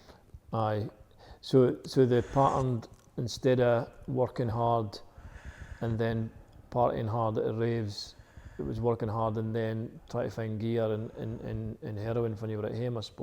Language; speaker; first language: English; native; English